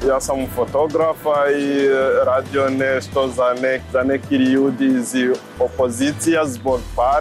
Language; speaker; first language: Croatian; non-native, learner; Rundi